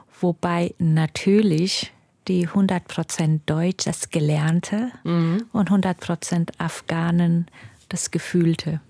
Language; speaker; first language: German; non-native, fluent; Persian